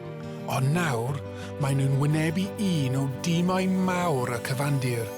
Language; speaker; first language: Welsh; non-native, local second language; English